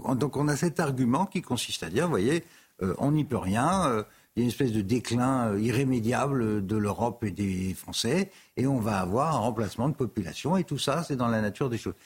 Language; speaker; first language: French; native; French